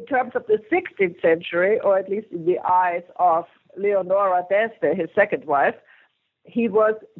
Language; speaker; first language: English; non-native, fluent; German